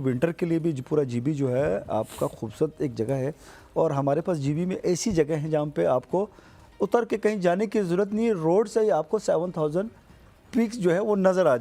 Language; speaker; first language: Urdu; non-native, local second language; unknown